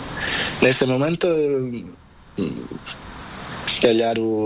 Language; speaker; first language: Spanish; non-native, learner; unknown